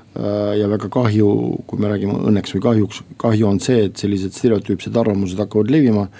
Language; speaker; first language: Estonian; non-native, local second language; Russian